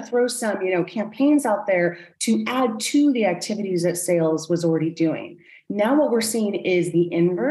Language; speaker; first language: English; native; English